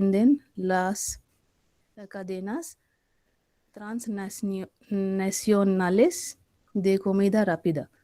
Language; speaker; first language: Spanish; non-native, learner; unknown